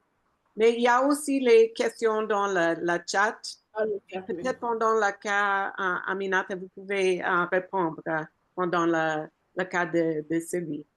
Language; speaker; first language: French; non-native, fluent; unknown